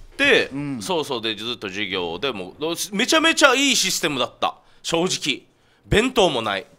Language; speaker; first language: Japanese; native; Japanese